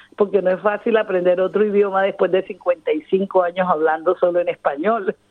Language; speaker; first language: Spanish; native; Spanish